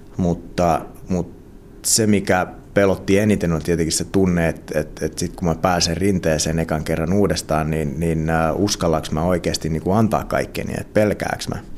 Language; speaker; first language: Finnish; non-native, local second language; Swedish